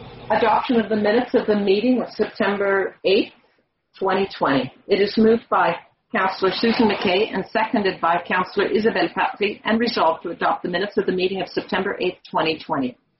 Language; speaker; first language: English; native; English